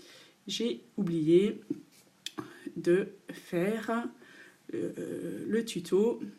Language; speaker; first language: French; native; French